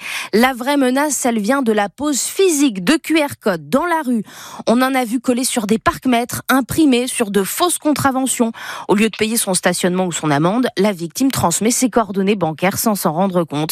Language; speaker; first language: French; native; French